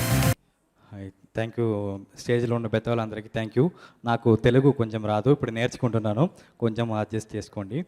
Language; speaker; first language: Telugu; non-native, learner; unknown